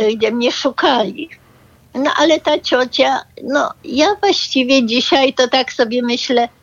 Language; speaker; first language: Polish; early bilingual, other home language; German